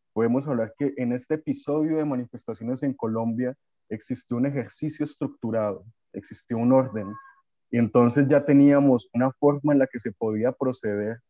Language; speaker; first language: Spanish; native; Spanish